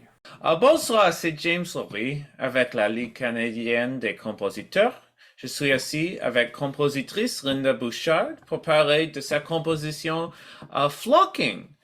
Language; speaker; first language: French; non-native, learner; English